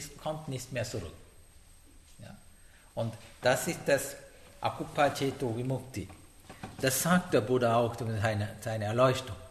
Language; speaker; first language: German; non-native, learner; Sinhala